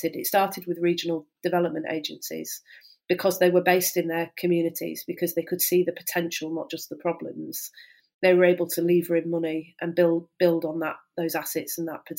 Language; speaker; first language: English; native; English